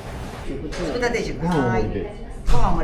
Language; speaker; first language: Japanese; native; Japanese